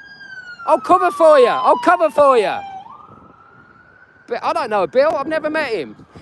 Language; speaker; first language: English; native; English